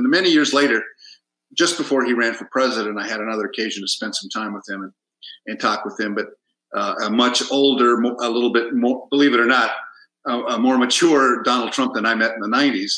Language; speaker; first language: English; early bilingual, other home language; Spanish